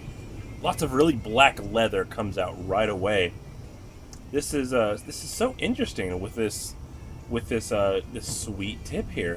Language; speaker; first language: English; native; English